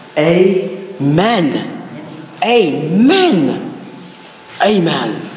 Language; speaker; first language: German; non-native, fluent; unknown